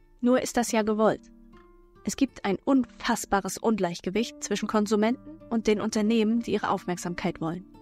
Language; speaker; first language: German; native; German